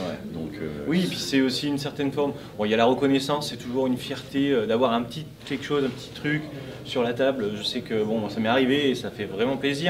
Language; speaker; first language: French; native; French